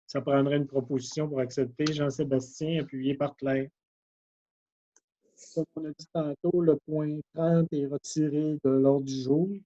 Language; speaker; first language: French; native; French